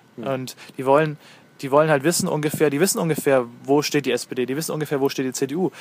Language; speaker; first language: German; native; German